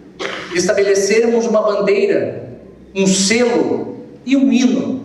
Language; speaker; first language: Portuguese; native; Portuguese